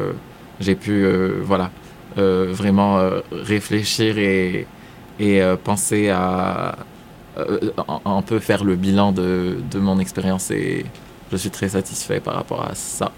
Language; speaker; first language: French; non-native, local second language; Arabic